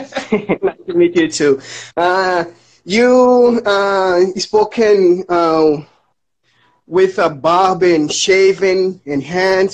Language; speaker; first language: English; non-native, learner; Portuguese